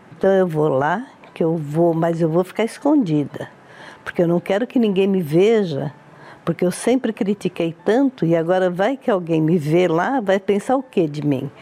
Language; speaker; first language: Portuguese; early bilingual, other home language; Italian